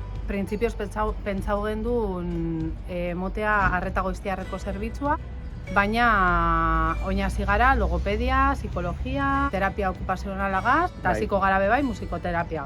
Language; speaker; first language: Basque; native; Basque